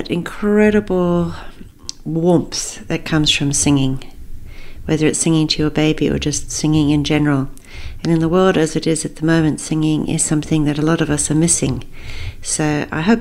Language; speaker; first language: English; native; English